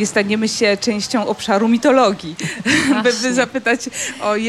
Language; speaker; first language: Polish; native; Polish